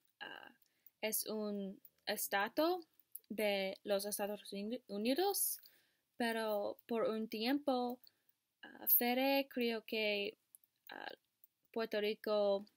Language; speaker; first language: Spanish; non-native, learner; English